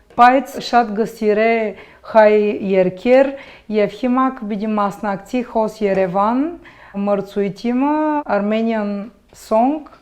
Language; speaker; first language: Armenian; early bilingual, heritage; Armenian